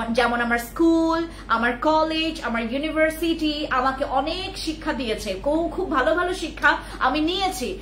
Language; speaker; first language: Bangla; non-native, local second language; Khasi